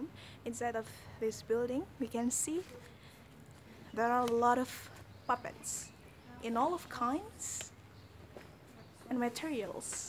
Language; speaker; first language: English; non-native, learner; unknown